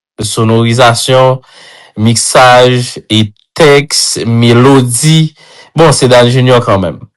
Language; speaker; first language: Haitian Creole; native; Haitian Creole